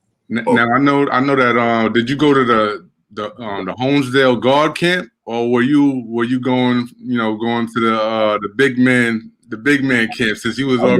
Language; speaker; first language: English; native; English